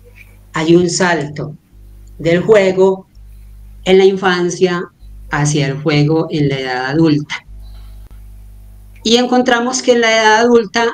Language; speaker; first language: Spanish; native; Spanish